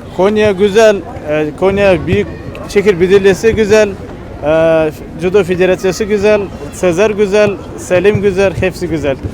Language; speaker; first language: Turkish; non-native, learner; Kazakh